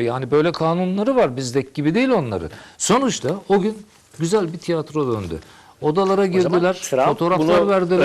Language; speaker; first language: Turkish; native; Turkish